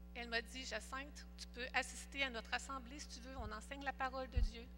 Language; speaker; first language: French; native; French